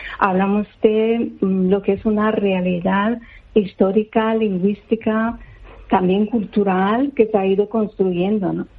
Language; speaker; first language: Spanish; non-native, fluent; Persian